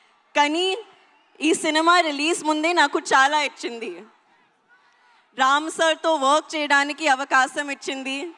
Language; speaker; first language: Telugu; non-native, local second language; Hindi